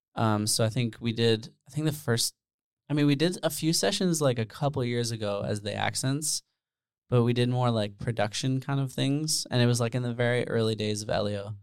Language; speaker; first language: English; early bilingual, other home language; Dutch